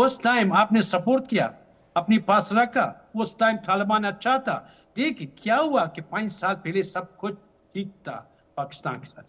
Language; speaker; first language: Hindi; non-native, fluent; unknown